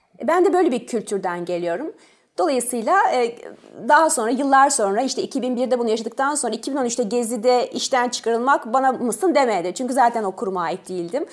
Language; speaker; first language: Turkish; early bilingual, other home language; French